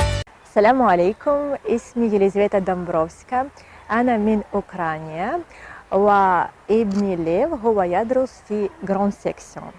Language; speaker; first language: Arabic; non-native, fluent; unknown